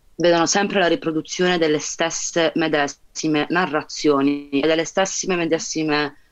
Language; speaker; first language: Italian; native; Italian